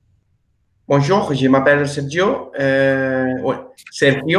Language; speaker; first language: French; non-native, learner; Spanish